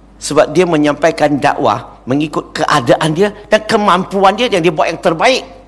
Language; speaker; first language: Malay; non-native, local second language; Chinese